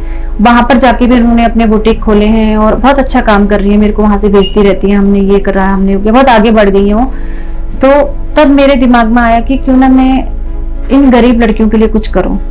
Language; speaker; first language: Hindi; native; Hindi